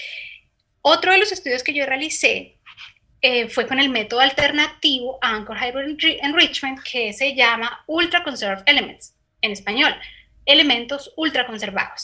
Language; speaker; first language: Spanish; native; Spanish